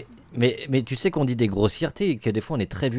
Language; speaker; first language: French; native; French